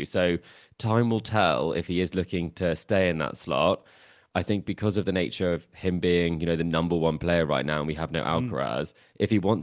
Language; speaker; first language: English; native; English